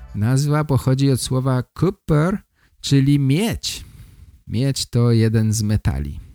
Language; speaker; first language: Polish; native; Polish